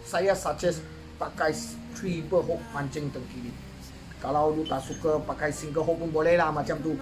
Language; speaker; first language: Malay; non-native, local second language; Chinese